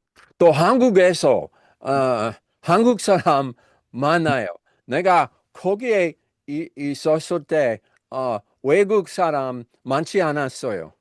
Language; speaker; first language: Korean; non-native, learner; English